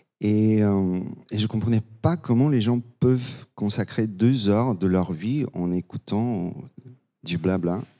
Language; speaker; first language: French; non-native, fluent; Bulgarian